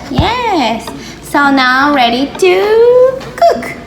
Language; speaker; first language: English; non-native, fluent; Japanese